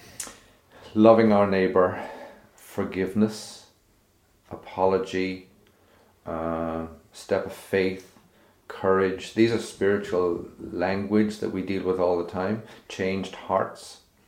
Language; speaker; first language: English; native; English